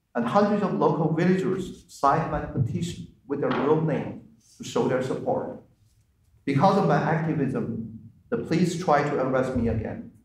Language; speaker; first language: English; non-native, fluent; Chinese